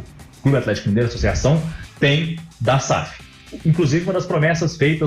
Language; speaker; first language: Portuguese; native; Portuguese